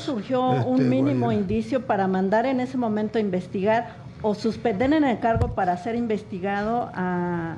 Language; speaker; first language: Spanish; native; Spanish